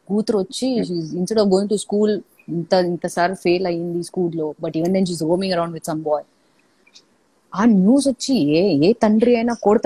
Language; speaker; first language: Telugu; non-native, fluent; Malayalam